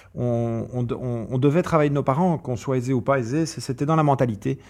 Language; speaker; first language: French; non-native, fluent; English